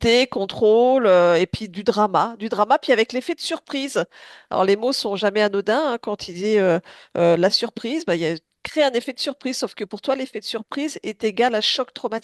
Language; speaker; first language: French; native; French